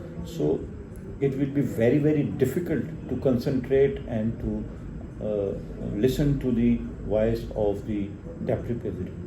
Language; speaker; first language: English; non-native, local second language; Urdu